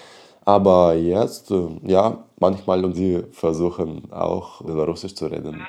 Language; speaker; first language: German; non-native, learner; Belarusian